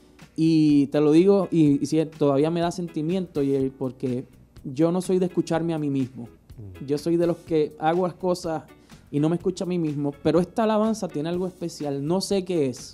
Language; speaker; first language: Spanish; native; Spanish